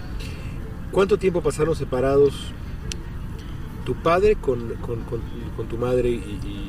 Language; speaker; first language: Spanish; native; Spanish